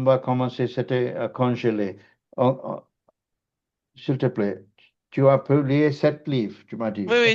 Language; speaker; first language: French; non-native, fluent; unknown